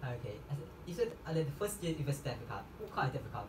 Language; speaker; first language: English; non-native, fluent; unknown